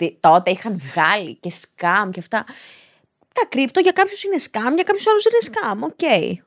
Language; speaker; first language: Greek; early bilingual, other home language; Albanian